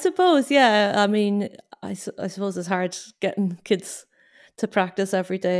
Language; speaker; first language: English; native; English